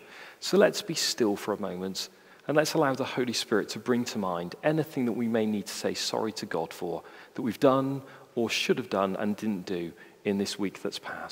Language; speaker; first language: English; native; English